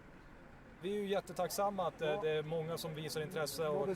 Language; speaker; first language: Swedish; native; Swedish